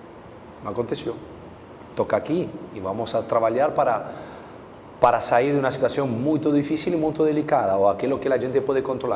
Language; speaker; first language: Portuguese; non-native, fluent; Spanish